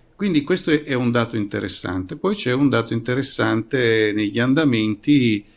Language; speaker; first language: Italian; native; Italian